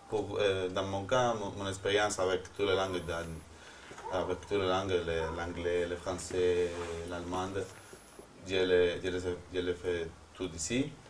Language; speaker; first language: French; non-native, fluent; Spanish